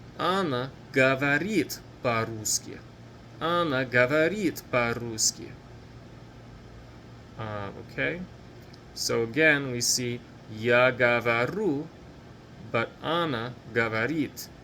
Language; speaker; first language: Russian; non-native, fluent; English